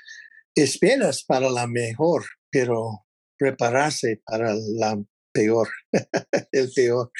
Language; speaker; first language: Spanish; non-native, fluent; English